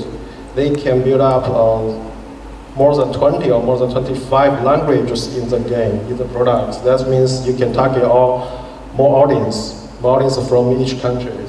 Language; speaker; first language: English; non-native, fluent; Chinese